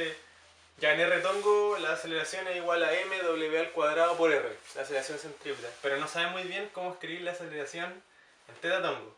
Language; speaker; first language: Spanish; native; Spanish